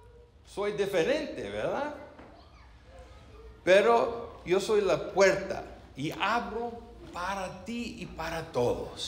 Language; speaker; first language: Spanish; non-native, learner; English